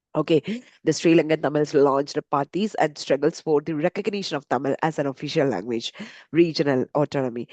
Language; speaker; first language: English; non-native, local second language; Malayalam